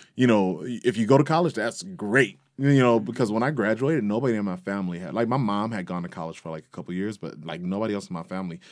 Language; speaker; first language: English; native; English